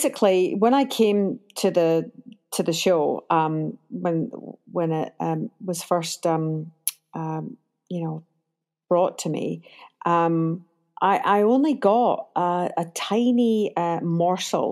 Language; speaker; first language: English; native; English